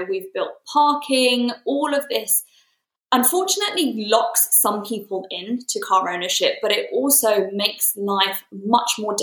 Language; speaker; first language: English; native; English